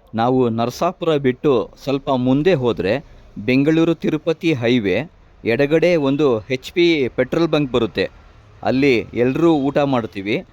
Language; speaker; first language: Kannada; native; Kannada